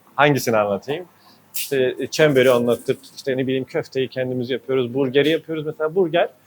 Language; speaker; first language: Turkish; native; Turkish